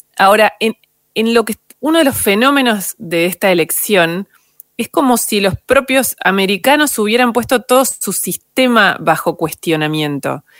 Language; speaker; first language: Spanish; native; Spanish